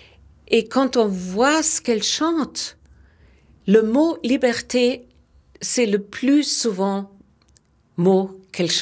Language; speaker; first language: French; non-native, fluent; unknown